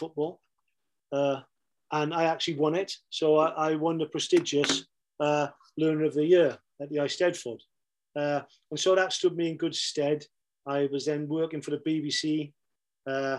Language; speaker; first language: English; native; English